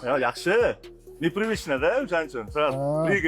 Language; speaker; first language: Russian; non-native, local second language; Uzbek